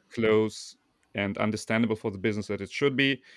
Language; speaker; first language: English; non-native, fluent; Russian